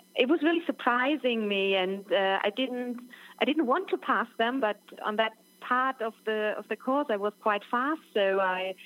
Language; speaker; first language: English; non-native, fluent; German